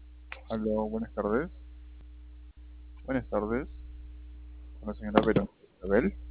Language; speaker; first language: Spanish; native; Spanish